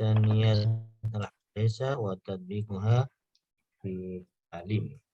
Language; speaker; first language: Arabic; non-native, fluent; Indonesian